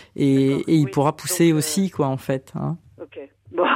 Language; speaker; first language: French; native; French